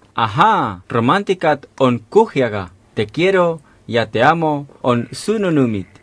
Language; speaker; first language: Estonian; non-native, fluent; Spanish